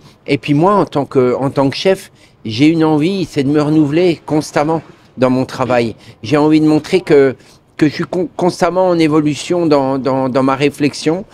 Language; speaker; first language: French; native; French